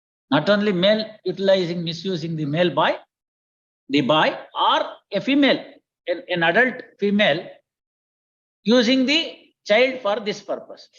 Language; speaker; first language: English; non-native, local second language; Kannada